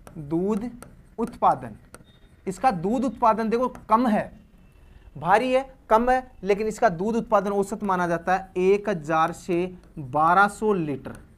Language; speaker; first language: Hindi; native; Hindi